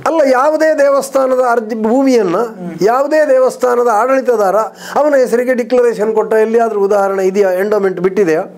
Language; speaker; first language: Kannada; native; Kannada